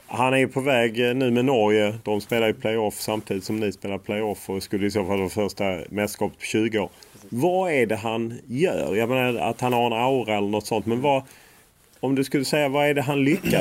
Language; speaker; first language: Swedish; native; Swedish